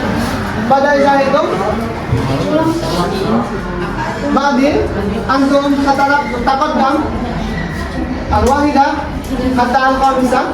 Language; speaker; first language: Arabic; non-native, fluent; Indonesian